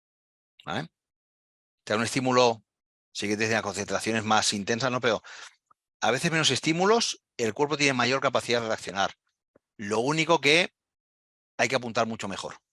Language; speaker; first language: Spanish; native; Spanish